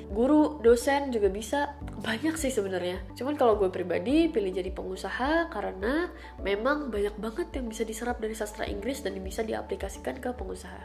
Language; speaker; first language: Indonesian; native; Indonesian